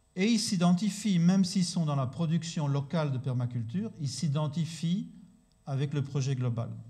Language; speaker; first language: French; native; French